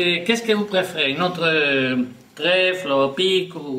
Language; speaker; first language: French; non-native, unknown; Spanish